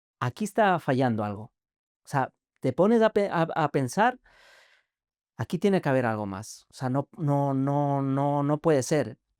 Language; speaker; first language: Spanish; native; Spanish